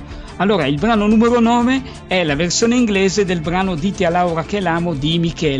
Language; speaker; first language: Italian; native; Italian